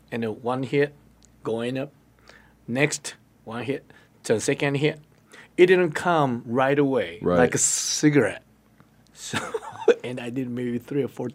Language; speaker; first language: English; non-native, learner; Japanese